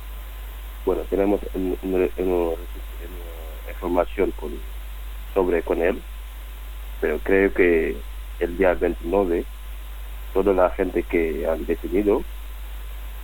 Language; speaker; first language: Spanish; non-native, learner; Wolof